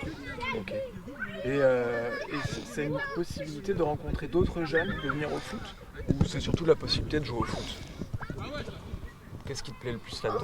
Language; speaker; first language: French; native; French